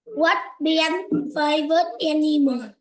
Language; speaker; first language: English; non-native, learner; Vietnamese